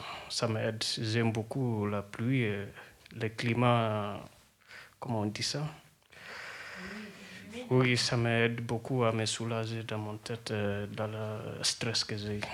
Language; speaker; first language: French; non-native, learner; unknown